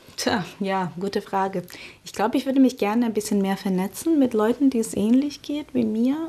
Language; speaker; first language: German; non-native, fluent; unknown